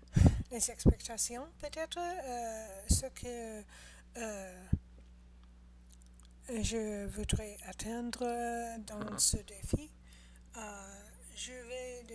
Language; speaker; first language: French; non-native, learner; English